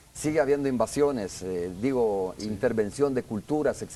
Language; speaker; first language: Spanish; native; Spanish